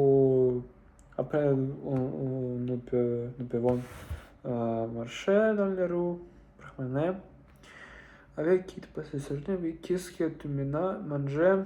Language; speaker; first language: French; non-native, learner; Russian